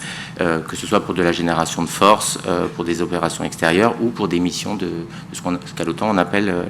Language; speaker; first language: French; native; French